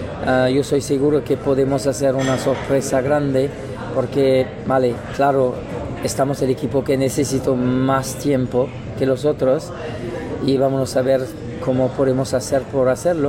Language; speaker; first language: Spanish; non-native, learner; French